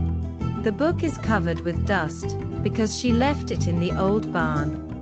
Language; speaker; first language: English; non-native, learner; Spanish